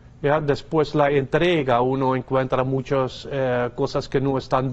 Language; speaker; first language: Spanish; non-native, fluent; Dutch